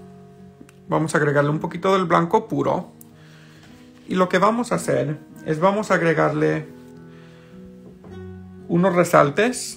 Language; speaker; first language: Spanish; early bilingual, heritage; Spanish